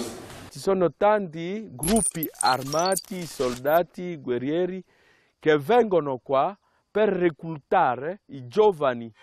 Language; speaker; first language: Italian; non-native, fluent; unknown